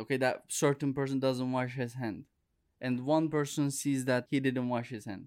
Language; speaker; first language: English; non-native, fluent; Turkish